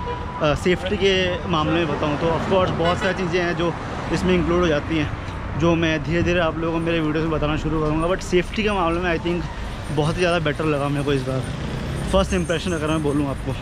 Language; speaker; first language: Hindi; native; Hindi